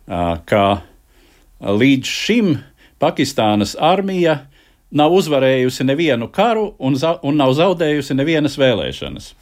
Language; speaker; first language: Latvian; native; Latvian